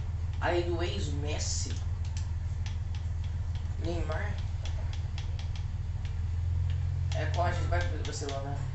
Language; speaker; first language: Portuguese; native; Portuguese